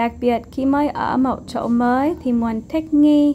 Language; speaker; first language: Vietnamese; non-native, fluent; English